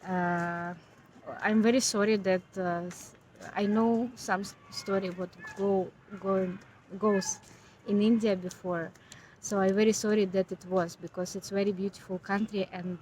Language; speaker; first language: English; non-native, learner; Ukrainian